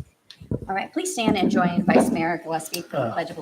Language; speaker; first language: English; native; English